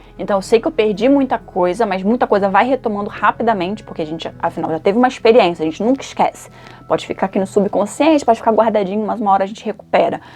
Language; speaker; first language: Portuguese; native; Portuguese